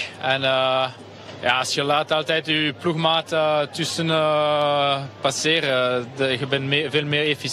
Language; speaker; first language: Dutch; non-native, local second language; French